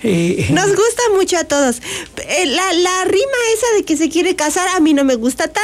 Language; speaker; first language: Spanish; native; Spanish